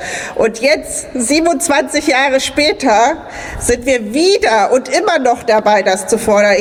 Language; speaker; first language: German; native; German